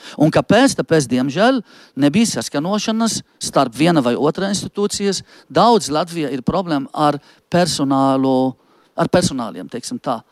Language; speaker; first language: Latvian; non-native, fluent; Arabic